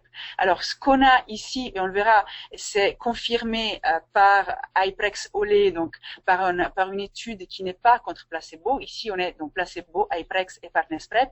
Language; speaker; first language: French; native; French